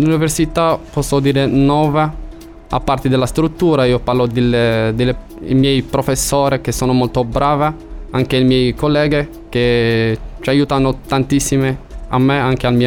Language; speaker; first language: Italian; non-native, learner; Arabic